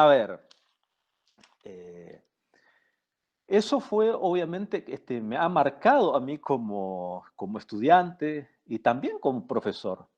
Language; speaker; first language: Spanish; non-native, local second language; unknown